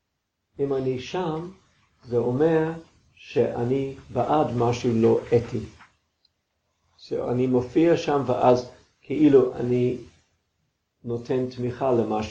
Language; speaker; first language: Hebrew; non-native, fluent; English